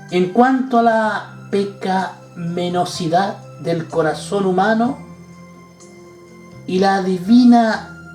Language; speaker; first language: Spanish; native; Spanish